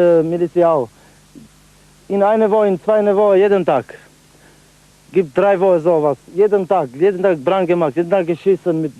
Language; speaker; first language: German; non-native, learner; Albanian